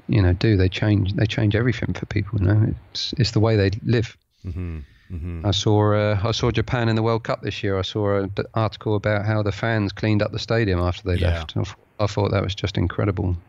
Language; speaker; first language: English; native; English